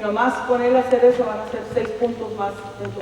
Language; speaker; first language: Spanish; native; Spanish